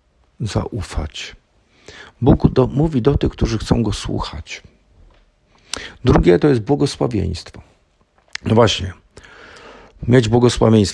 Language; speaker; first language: Polish; native; Polish